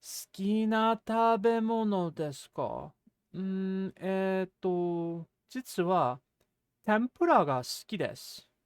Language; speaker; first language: Japanese; non-native, fluent; English